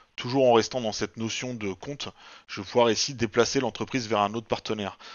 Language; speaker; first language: French; native; French